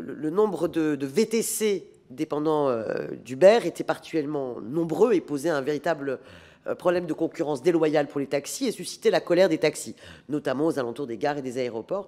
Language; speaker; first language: French; native; French